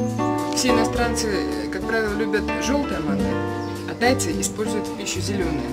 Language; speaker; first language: Russian; native; Russian